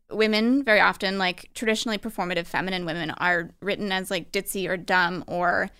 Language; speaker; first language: English; native; English